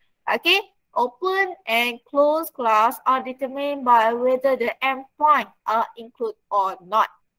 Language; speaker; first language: English; non-native, local second language; Malay